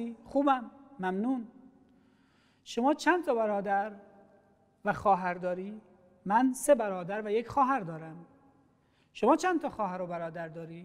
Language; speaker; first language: Persian; non-native, fluent; Arabic